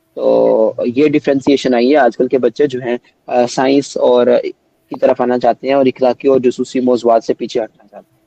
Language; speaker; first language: Urdu; non-native, local second language; Punjabi